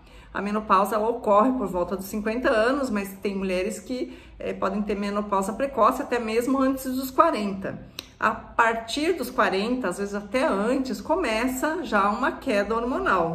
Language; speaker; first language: Portuguese; native; Portuguese